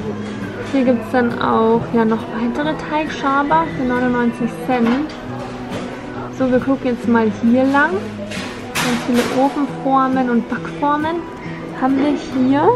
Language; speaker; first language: German; native; German